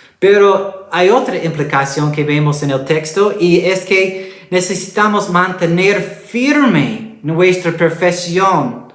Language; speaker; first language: Spanish; non-native, fluent; English